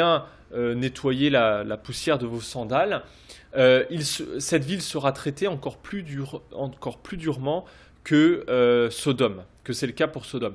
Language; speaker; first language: French; native; French